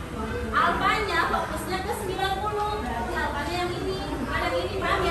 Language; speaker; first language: Indonesian; native; Indonesian